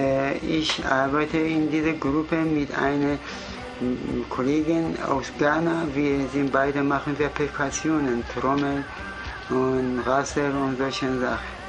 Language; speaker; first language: German; non-native, fluent; Kurdish